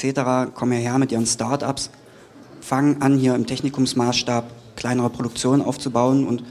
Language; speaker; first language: German; native; German